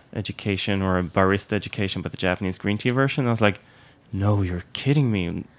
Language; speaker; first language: English; non-native, fluent; Swedish